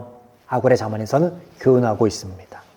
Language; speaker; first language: Korean; native; Korean